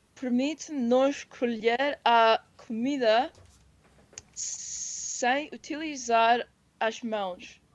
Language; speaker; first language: Portuguese; non-native, learner; Korean